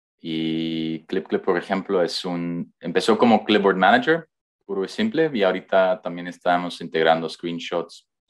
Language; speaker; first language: Spanish; non-native, fluent; Dutch